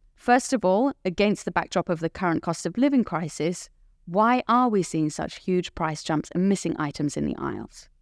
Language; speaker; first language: English; native; English